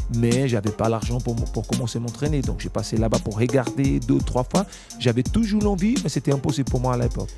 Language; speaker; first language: French; non-native, fluent; Portuguese